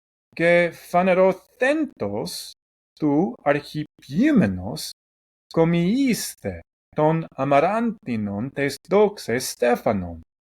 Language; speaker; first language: Greek; non-native, fluent; English